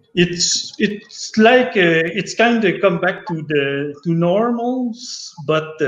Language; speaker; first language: English; non-native, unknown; French